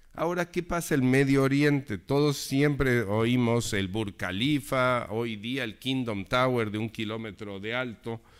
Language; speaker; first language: Spanish; native; Spanish